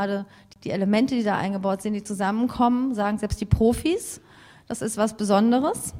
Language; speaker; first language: German; native; German